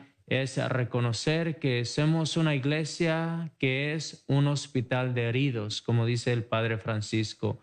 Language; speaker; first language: Spanish; native; Spanish